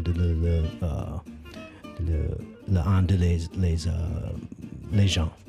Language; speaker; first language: French; non-native, learner; English